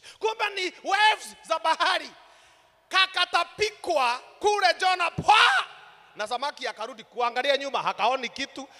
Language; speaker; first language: Swahili; non-native, local second language; Kikuyu